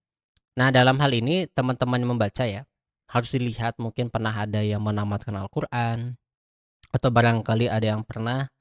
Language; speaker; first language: Indonesian; native; Indonesian